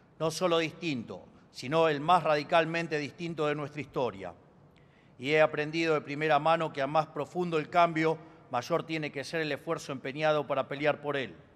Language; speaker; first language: Spanish; native; Spanish